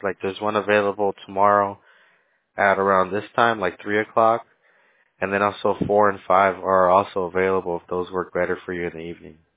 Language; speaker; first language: English; early bilingual, other home language; Spanish